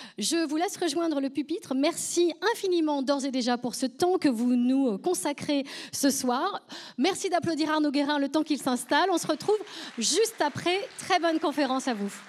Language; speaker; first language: French; native; French